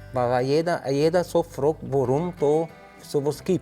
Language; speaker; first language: German; early bilingual, heritage; German